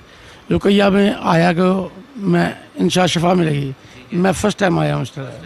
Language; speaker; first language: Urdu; non-native, local second language; Punjabi